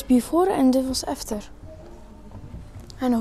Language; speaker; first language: Dutch; early bilingual, other home language; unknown